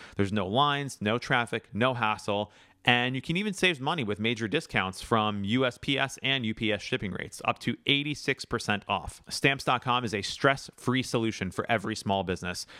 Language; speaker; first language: English; native; English